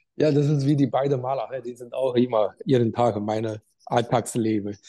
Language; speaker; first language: German; non-native, learner; Chinese